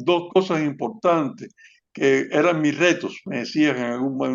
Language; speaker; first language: Spanish; native; Spanish